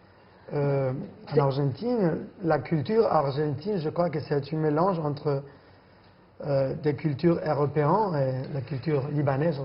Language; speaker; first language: French; non-native, fluent; Spanish